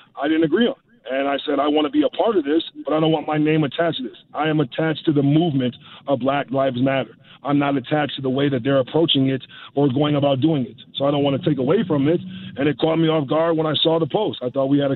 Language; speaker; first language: English; native; English